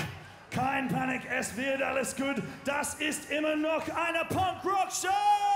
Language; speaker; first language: German; non-native, learner; English